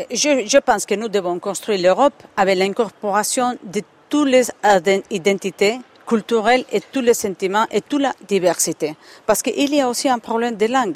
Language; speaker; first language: French; non-native, fluent; Spanish